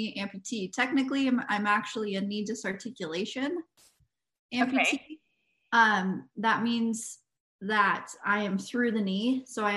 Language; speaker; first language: English; native; English